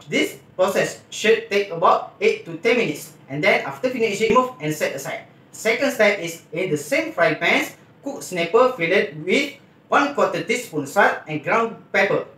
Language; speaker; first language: English; non-native, local second language; Malay